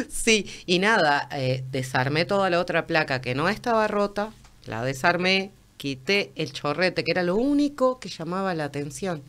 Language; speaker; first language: Spanish; native; Spanish